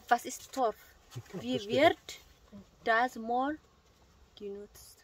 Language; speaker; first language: German; non-native, learner; Amharic